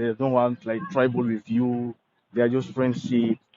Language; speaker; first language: English; non-native, learner; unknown